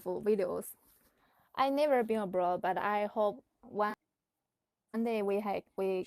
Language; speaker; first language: English; non-native, learner; Chinese